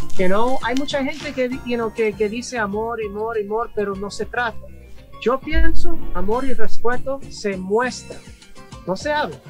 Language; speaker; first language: Spanish; early bilingual, heritage; English